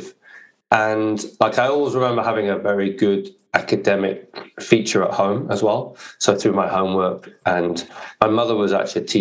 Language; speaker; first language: English; native; English